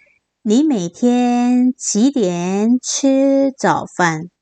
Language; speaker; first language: Chinese; non-native, fluent; Korean